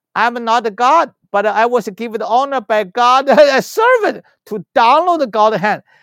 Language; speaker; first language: English; non-native, learner; Chinese